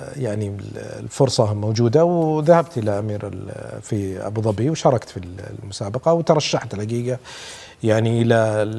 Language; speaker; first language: Arabic; non-native, local second language; Urdu